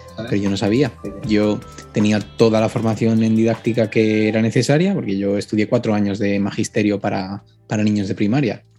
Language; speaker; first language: Spanish; native; Spanish